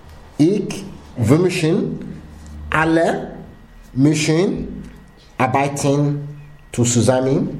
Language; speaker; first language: German; non-native, learner; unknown